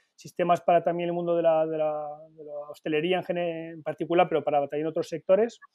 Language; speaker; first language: Spanish; early bilingual, heritage; Spanish